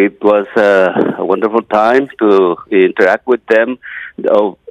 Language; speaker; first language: English; non-native, fluent; Yucateco